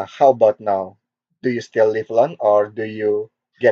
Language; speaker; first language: English; non-native, learner; Korean